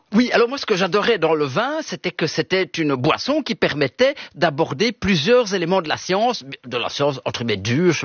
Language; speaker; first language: French; early bilingual, other home language; Italian